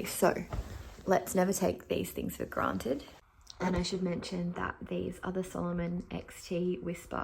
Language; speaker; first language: English; native; English